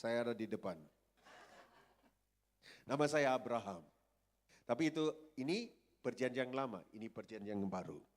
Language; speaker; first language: Indonesian; non-native, fluent; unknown